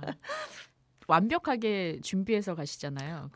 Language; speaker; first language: Korean; native; Korean